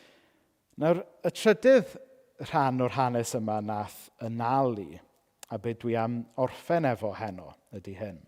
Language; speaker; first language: Welsh; native; Welsh